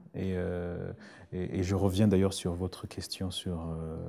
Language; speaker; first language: French; non-native, local second language; Rundi